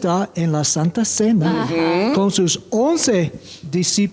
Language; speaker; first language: Spanish; non-native, fluent; English